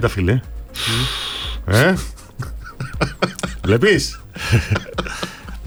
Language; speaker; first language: Greek; native; Greek